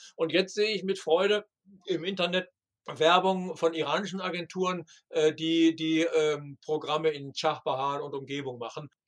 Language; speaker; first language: German; native; German